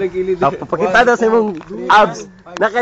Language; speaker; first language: Cebuano; native; Cebuano